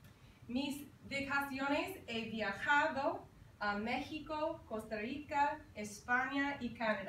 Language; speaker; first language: Spanish; non-native, fluent; English